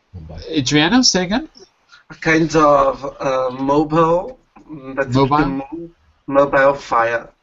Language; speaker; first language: English; non-native, learner; Portuguese